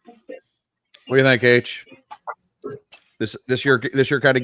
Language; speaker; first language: English; native; English